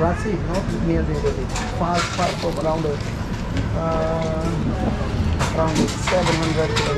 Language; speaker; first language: English; non-native, local second language; Hindi